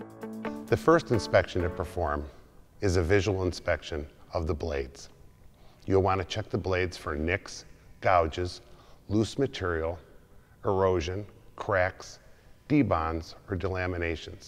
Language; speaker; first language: English; native; English